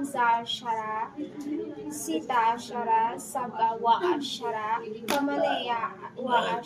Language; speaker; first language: Arabic; non-native, learner; Filipino